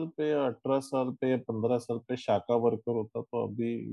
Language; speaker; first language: English; non-native, local second language; Gujarati